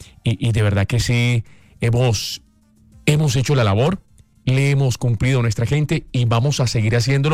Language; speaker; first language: Spanish; native; Spanish